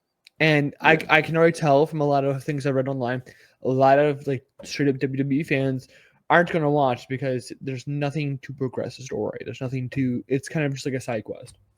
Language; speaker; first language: English; native; English